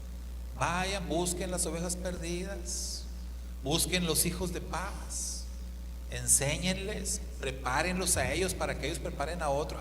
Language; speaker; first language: Spanish; native; Spanish